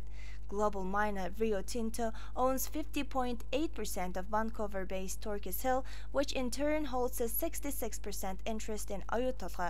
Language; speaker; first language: English; non-native, fluent; Mongolian